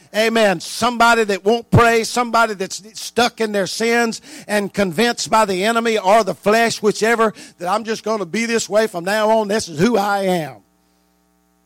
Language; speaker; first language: English; native; English